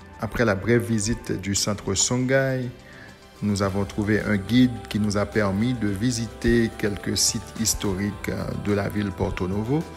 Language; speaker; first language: French; non-native, local second language; Haitian Creole